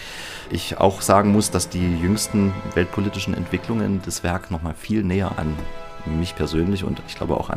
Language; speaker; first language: German; native; German